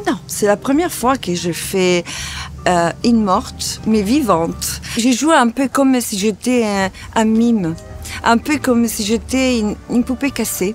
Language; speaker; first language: French; non-native, fluent; Italian